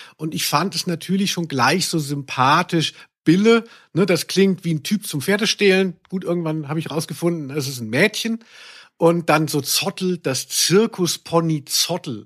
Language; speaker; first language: German; native; German